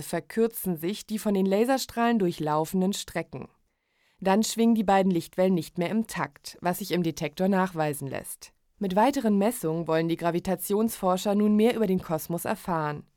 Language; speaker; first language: German; native; German